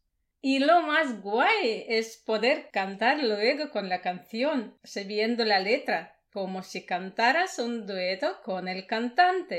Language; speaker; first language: Spanish; non-native, fluent; Russian